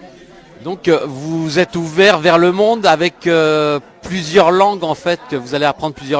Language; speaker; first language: French; native; French